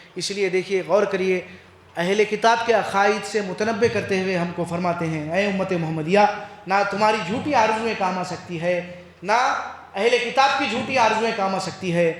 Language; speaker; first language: Urdu; native; Urdu